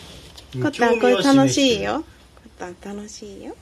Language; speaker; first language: Japanese; native; Japanese